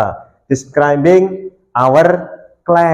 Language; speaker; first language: English; non-native, learner; Indonesian